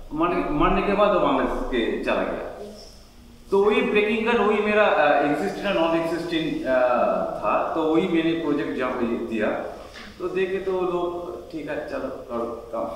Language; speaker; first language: Hindi; non-native, local second language; Bangla